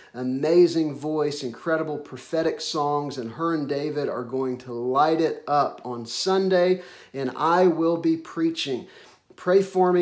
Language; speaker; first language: English; native; English